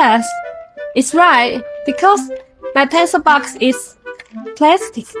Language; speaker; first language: English; non-native, learner; Chinese